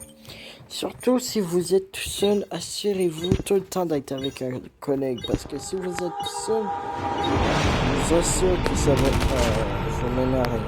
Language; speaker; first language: French; native; French